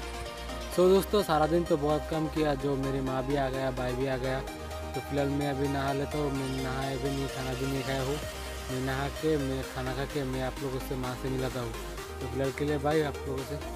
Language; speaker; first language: Hindi; non-native, local second language; Bangla